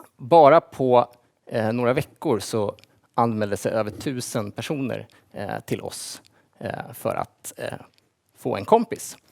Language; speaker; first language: Swedish; native; Swedish